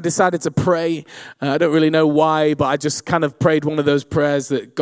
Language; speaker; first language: English; native; English